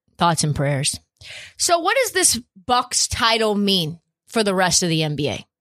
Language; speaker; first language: English; native; English